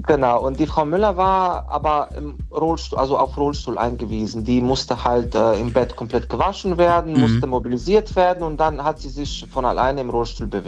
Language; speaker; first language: German; non-native, fluent; Bosnian